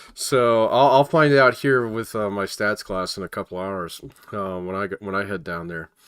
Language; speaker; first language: English; native; English